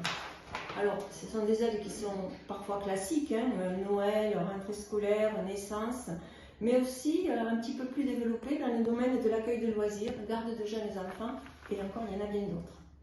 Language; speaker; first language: French; native; French